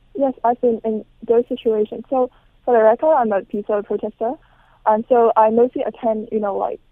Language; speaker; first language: English; non-native, local second language; Cantonese